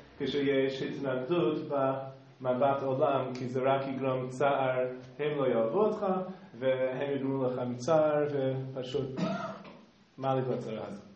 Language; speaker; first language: Hebrew; non-native, fluent; English